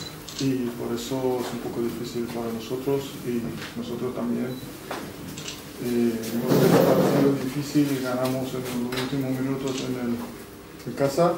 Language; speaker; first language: Spanish; non-native, fluent; Persian